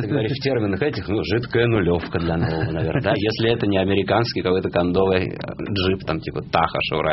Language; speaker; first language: Russian; native; Russian